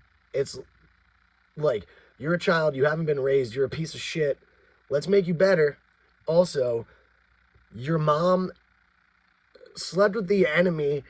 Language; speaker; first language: English; native; English